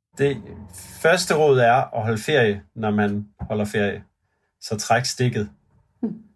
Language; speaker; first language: Danish; native; Danish